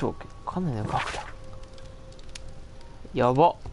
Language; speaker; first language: Japanese; native; Japanese